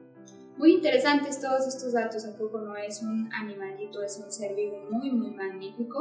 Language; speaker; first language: Spanish; native; Spanish